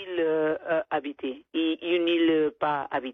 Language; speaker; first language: French; non-native, fluent; Portuguese